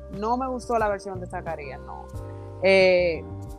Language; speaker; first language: Spanish; early bilingual, heritage; Spanish